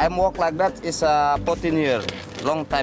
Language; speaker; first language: English; non-native, learner; Indonesian